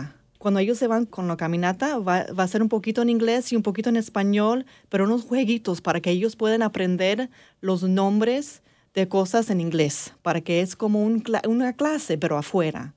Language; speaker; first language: Spanish; early bilingual, heritage; English